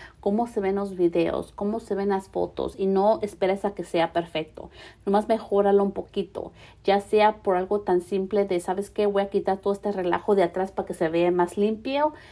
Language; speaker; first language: Spanish; early bilingual, heritage; Spanish